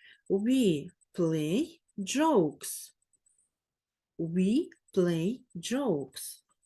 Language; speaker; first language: English; non-native, fluent; Ukrainian